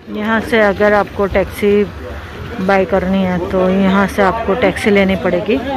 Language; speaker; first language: Hindi; non-native, local second language; Gujarati